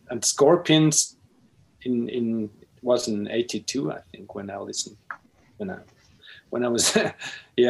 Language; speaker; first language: English; non-native, fluent; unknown